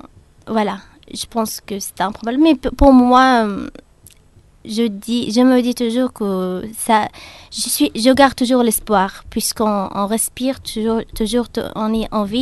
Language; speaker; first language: French; non-native, fluent; Arabic